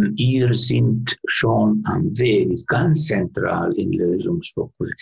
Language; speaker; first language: German; non-native, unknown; Finnish